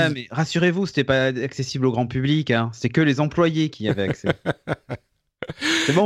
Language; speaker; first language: French; native; French